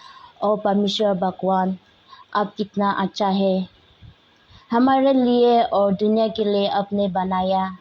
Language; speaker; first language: Hindi; non-native, local second language; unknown